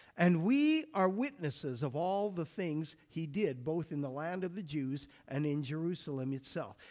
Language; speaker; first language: English; native; English